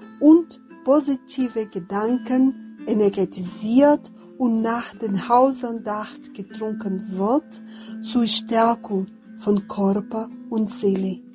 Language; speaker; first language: German; non-native, fluent; Portuguese